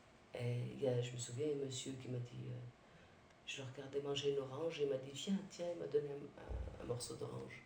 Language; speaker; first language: French; early bilingual, other home language; Arabic